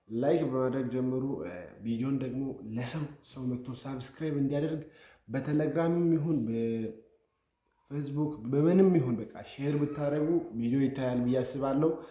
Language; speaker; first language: Amharic; non-native, local second language; Wolaytta